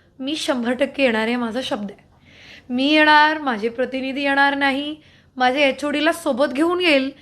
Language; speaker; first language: Marathi; non-native, fluent; Hindi